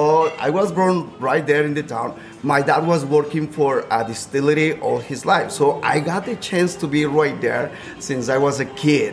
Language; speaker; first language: English; non-native, fluent; Spanish